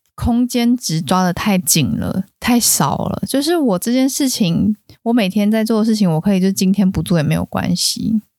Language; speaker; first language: Chinese; native; Chinese